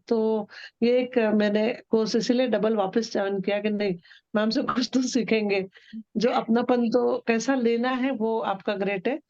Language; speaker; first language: Hindi; native; Hindi